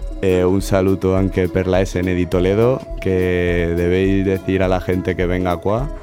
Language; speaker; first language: Italian; non-native, learner; Spanish